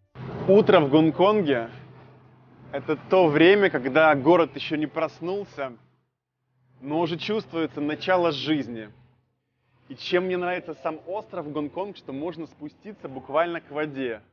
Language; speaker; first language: Russian; native; Russian